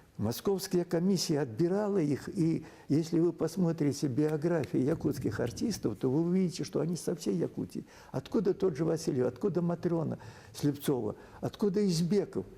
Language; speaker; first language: Russian; non-native, local second language; Belarusian